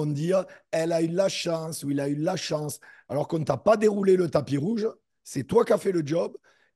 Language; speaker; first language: French; native; French